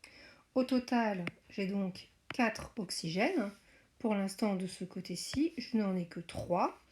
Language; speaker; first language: French; native; French